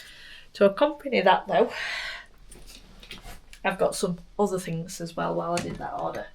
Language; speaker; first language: English; native; English